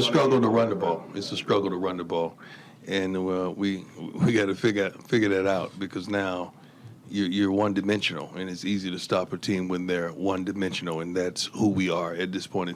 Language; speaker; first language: English; native; English